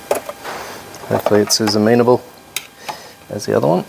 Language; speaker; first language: English; native; English